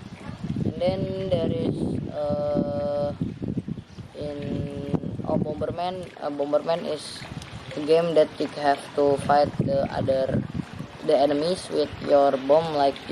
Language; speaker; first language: English; non-native, learner; Indonesian